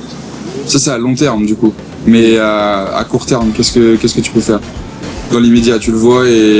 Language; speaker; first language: French; native; French